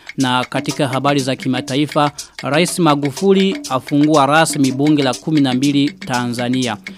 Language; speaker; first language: Swahili; non-native, local second language; Rundi